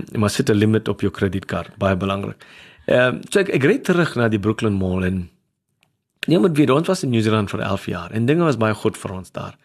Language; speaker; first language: Afrikaans; non-native, local second language; English